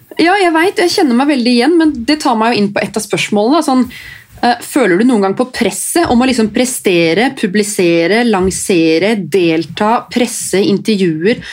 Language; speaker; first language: Norwegian; native; Norwegian